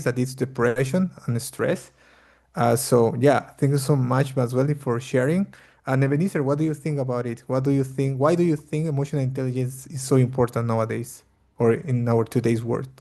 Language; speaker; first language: English; non-native, fluent; Spanish